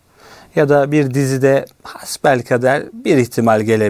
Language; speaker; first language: Turkish; native; Turkish